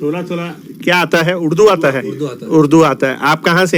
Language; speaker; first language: Hindi; native; Hindi